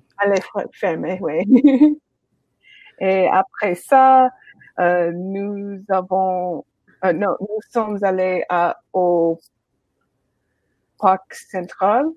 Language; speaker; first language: French; non-native, learner; English